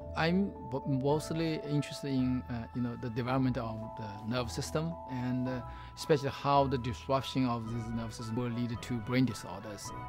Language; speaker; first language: English; non-native, fluent; Chinese